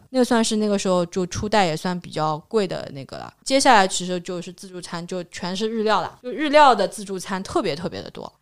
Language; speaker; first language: Chinese; native; Chinese